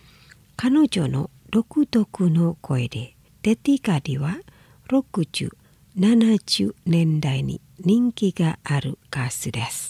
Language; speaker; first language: Japanese; non-native, fluent; Indonesian